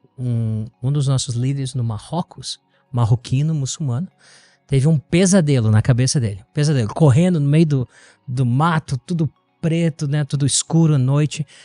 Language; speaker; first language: Portuguese; native; Portuguese